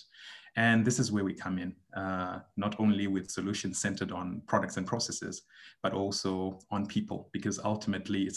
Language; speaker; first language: English; non-native, local second language; Shona